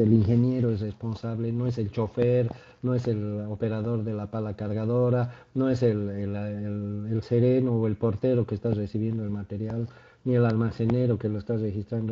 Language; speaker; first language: Spanish; native; Spanish